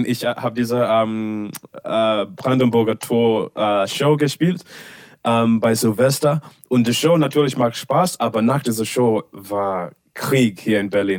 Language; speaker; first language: German; non-native, learner; English